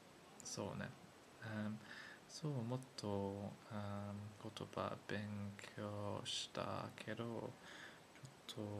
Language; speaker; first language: Japanese; non-native, learner; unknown